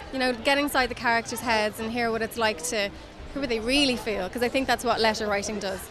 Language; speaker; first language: English; native; English